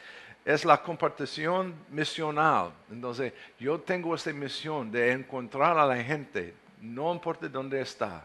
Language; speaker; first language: Spanish; non-native, fluent; English